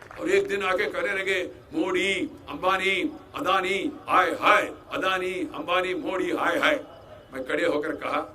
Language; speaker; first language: Hindi; non-native, local second language; Telugu